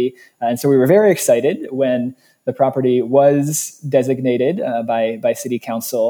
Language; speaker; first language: English; native; English